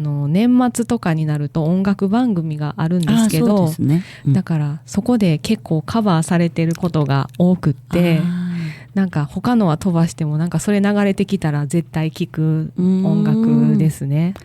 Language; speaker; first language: Japanese; native; Japanese